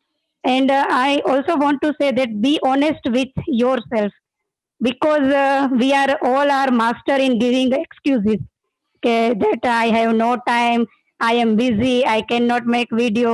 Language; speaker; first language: English; non-native, learner; Gujarati